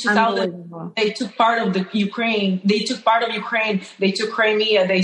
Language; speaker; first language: English; non-native, fluent; Ukrainian